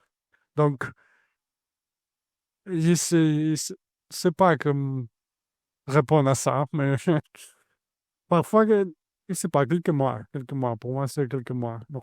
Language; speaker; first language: French; non-native, fluent; Spanish